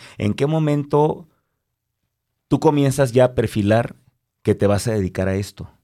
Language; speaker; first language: Spanish; native; Spanish